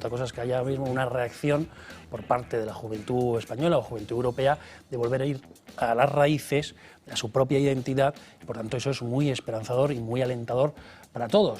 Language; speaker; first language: Spanish; native; Spanish